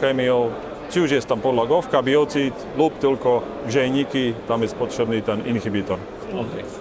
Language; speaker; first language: Polish; non-native, learner; Slovak